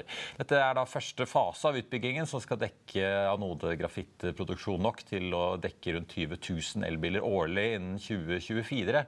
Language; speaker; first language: Norwegian; native; Norwegian